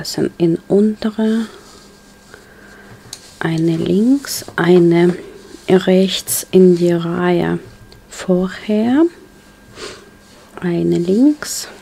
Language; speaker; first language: German; non-native, learner; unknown